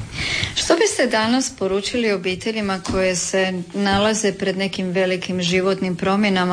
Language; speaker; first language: Serbian; native; Serbian